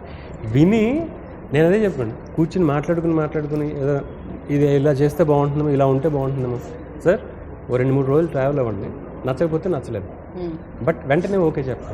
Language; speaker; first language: Telugu; native; Telugu